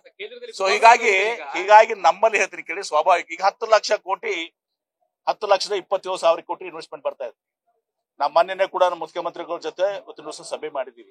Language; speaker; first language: Kannada; native; Kannada